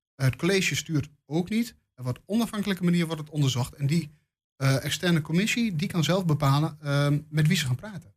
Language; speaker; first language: Dutch; native; Dutch